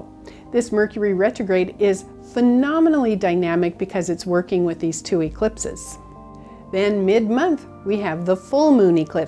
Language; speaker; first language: English; native; English